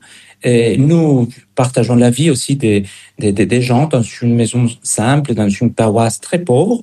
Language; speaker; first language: French; non-native, fluent; Spanish